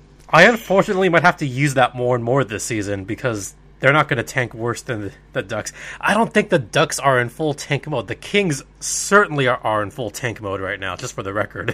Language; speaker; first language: English; native; English